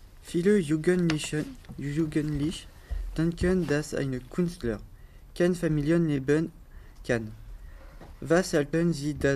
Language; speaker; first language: German; non-native, learner; French